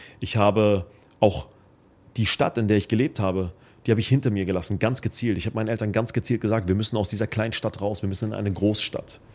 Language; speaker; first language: German; early bilingual, other home language; Arabic